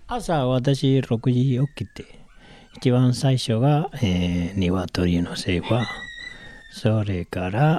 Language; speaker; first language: Japanese; non-native, learner; Spanish